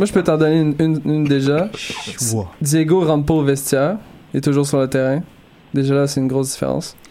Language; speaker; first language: French; native; French